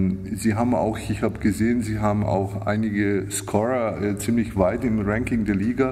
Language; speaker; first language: German; native; German